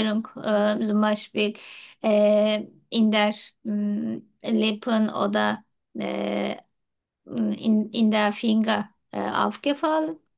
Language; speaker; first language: German; non-native, learner; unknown